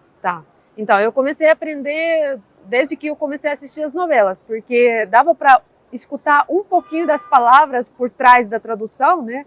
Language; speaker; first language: Portuguese; non-native, fluent; Russian